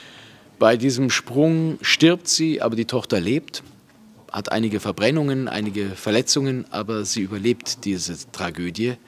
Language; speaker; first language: German; native; German